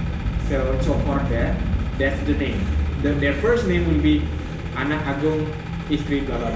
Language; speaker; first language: English; non-native, fluent; Indonesian